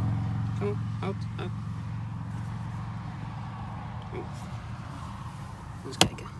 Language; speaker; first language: Dutch; native; Dutch